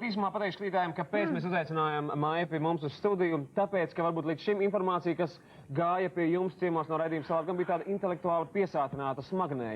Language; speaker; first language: Latvian; native; Latvian